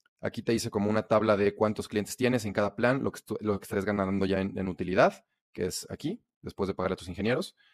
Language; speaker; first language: Spanish; native; Spanish